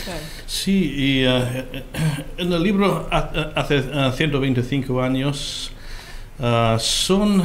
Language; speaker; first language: Spanish; non-native, fluent; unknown